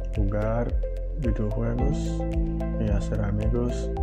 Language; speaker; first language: Spanish; non-native, learner; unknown